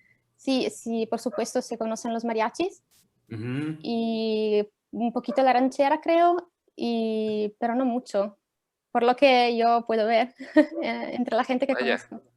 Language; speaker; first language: Spanish; non-native, fluent; Italian